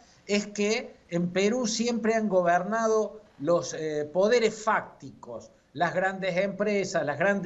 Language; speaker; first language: Spanish; native; Spanish